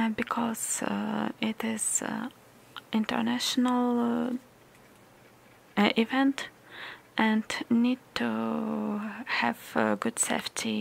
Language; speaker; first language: English; non-native, learner; Russian